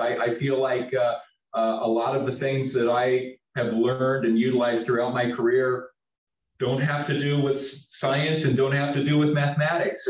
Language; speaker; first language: English; native; English